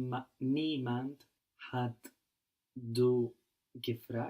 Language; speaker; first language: German; non-native, learner; English